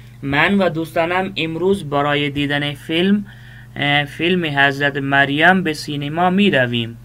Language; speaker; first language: Persian; non-native, fluent; Urdu